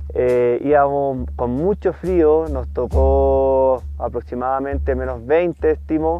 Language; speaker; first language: Spanish; native; Spanish